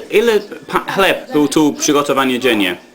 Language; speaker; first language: Polish; non-native, learner; English